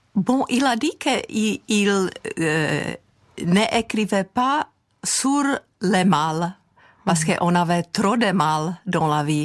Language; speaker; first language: French; non-native, fluent; Czech